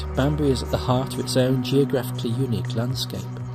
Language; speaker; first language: English; native; English